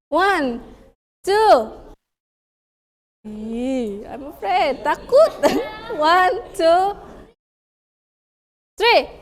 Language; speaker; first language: English; non-native, fluent; Indonesian